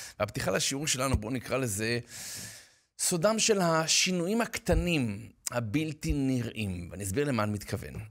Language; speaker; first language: Hebrew; native; Hebrew